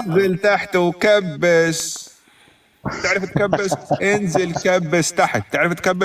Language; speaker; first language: Arabic; native; Arabic